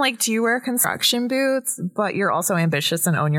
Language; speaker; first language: English; native; English